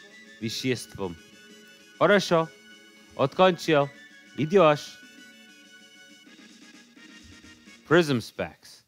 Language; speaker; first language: Russian; non-native, learner; English